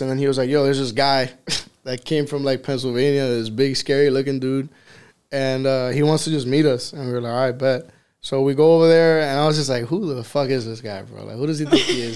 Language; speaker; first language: English; early bilingual, other home language; Spanish